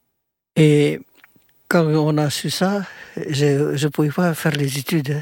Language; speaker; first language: French; non-native, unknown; Indonesian